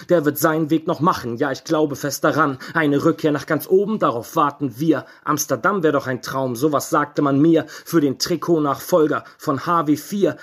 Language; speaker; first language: German; native; German